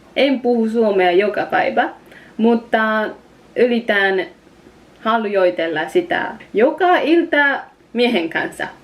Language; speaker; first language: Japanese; native; Japanese